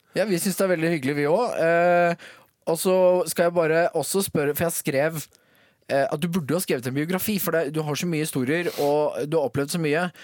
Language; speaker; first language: Norwegian; native; Norwegian